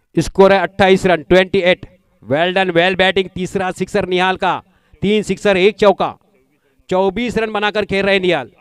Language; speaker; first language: Hindi; non-native, local second language; Marathi